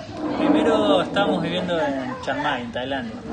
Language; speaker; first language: Spanish; native; Spanish